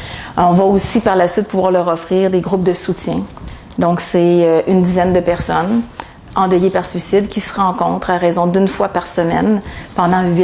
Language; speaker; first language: French; native; French